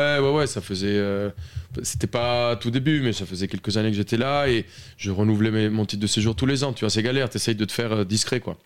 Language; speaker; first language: French; non-native, fluent; Spanish